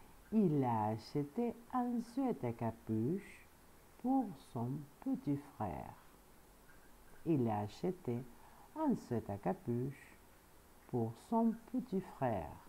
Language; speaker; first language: French; non-native, fluent; Spanish